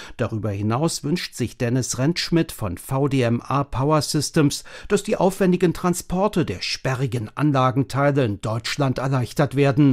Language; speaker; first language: German; native; German